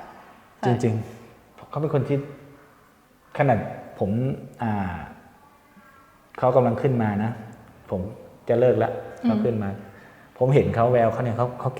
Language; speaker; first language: Thai; native; Thai